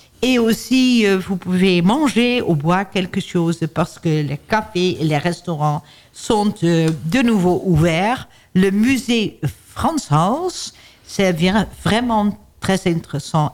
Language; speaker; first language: French; non-native, learner; Dutch